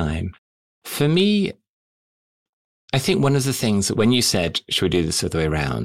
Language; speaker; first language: English; native; English